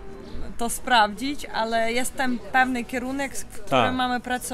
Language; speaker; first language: Polish; non-native, learner; Ukrainian